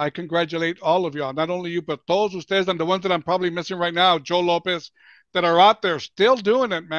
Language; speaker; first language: English; early bilingual, other home language; Spanish